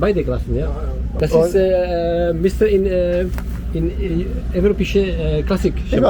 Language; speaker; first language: German; non-native, learner; Czech